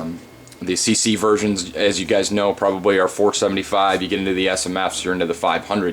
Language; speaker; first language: English; native; English